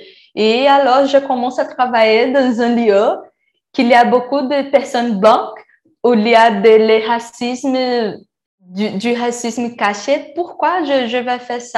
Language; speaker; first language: French; non-native, learner; Portuguese